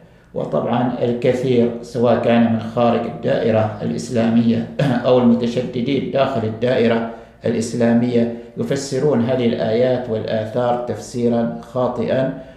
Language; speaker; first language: Arabic; native; Arabic